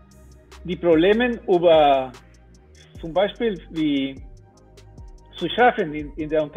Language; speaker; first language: German; non-native, learner; Spanish